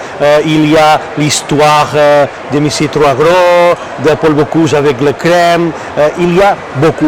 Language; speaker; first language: French; non-native, learner; Catalan